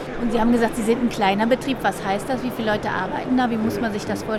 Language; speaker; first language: German; native; German